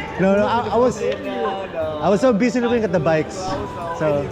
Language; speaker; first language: English; non-native, local second language; Filipino